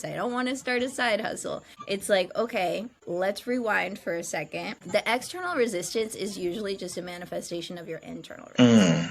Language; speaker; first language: English; native; English